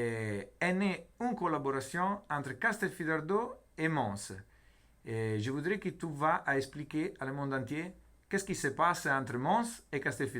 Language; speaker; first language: French; non-native, learner; Italian